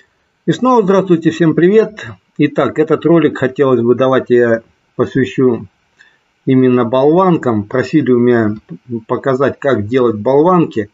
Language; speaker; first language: Russian; native; Russian